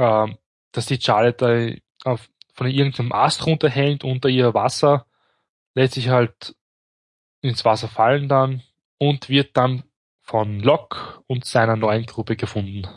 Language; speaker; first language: German; native; German